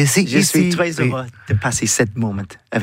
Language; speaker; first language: French; non-native, learner; English